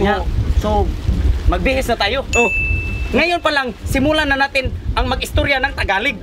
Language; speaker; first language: Filipino; non-native, local second language; Cebuano